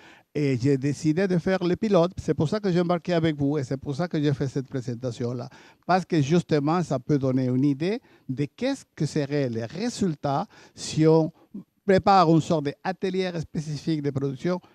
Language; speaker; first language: French; native; French